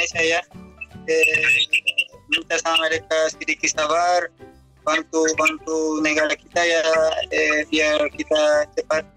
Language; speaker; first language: Indonesian; non-native, fluent; Spanish